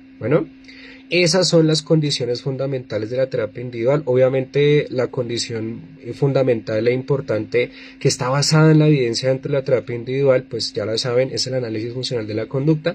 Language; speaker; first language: Spanish; native; Spanish